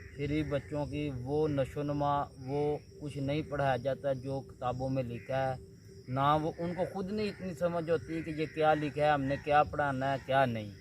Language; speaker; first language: Urdu; non-native, local second language; Punjabi